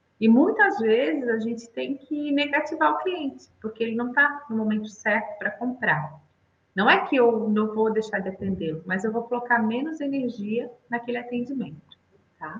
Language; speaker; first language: Portuguese; native; Portuguese